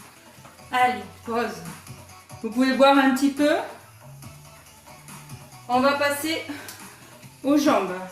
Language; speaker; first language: French; native; French